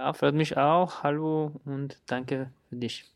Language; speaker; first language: German; non-native, learner; Persian